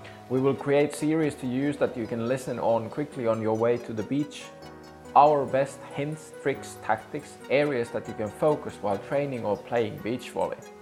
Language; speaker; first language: English; non-native, fluent; Finnish